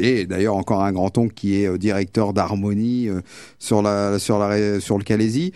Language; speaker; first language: French; native; French